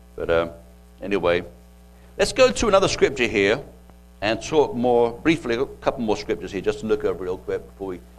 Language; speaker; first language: English; native; English